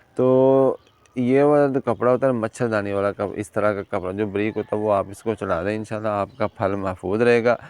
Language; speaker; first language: Urdu; non-native, local second language; Punjabi